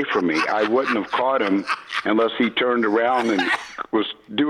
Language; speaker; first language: English; native; English